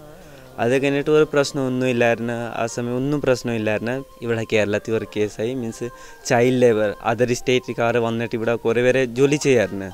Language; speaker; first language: Malayalam; early bilingual, other home language; Hindi